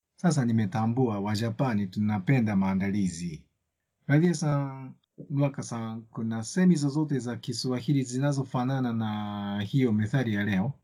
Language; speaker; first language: Swahili; non-native, fluent; Japanese